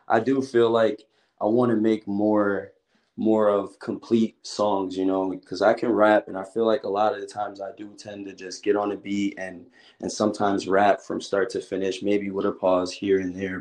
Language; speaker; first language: English; native; English